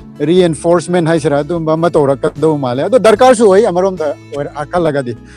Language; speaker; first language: Manipuri; non-native, local second language; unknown